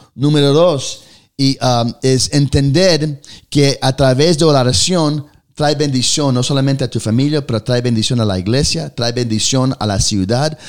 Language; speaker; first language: Spanish; early bilingual, heritage; Spanish